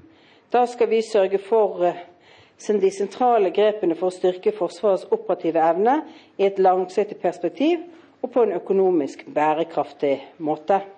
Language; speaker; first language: Norwegian; native; Norwegian